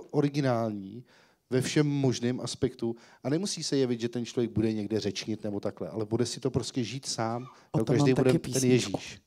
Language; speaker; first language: Czech; native; Czech